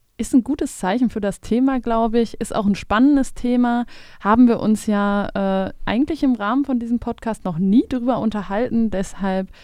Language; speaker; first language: German; native; German